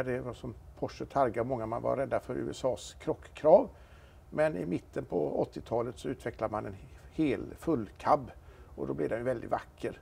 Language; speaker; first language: Swedish; native; Swedish